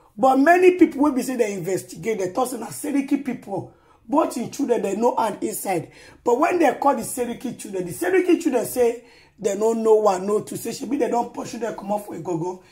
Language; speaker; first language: Nigerian Pidgin; non-native, local second language; Yoruba